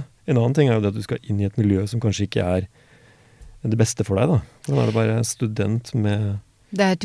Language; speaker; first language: Norwegian; native; Norwegian